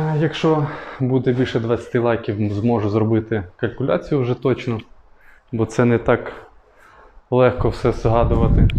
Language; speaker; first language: Ukrainian; non-native, local second language; Russian